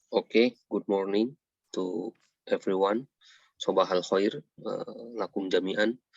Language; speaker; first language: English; non-native, learner; Indonesian